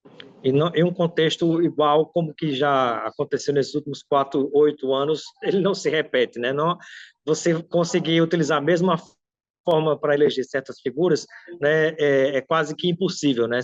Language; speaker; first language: Portuguese; native; Portuguese